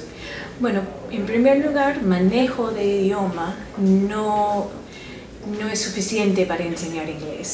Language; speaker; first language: Spanish; non-native, fluent; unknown